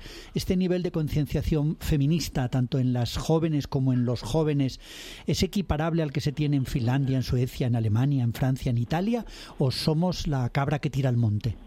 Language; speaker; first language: Spanish; native; Spanish